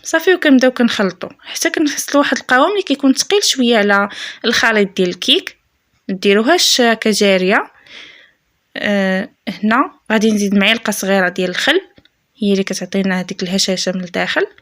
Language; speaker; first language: Arabic; native; Arabic